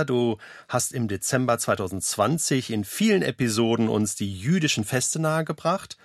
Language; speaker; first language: German; native; German